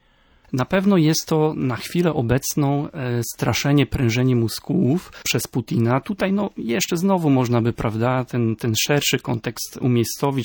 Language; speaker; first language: Polish; native; Polish